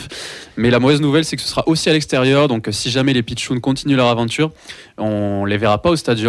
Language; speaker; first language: French; native; French